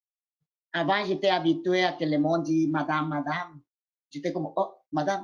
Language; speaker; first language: French; non-native, fluent; Spanish